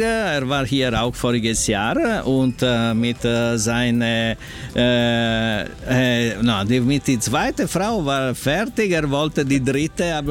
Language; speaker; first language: German; non-native, learner; Italian